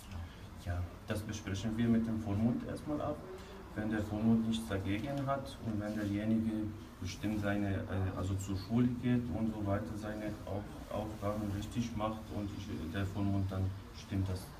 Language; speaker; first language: German; non-native, fluent; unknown